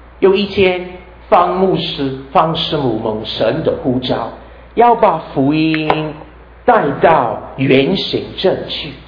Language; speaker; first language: Chinese; non-native, fluent; English